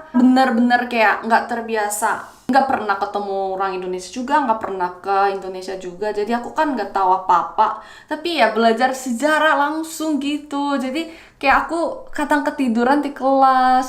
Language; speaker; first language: Indonesian; non-native, fluent; Korean